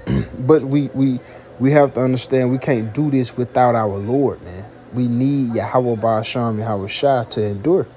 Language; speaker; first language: English; native; English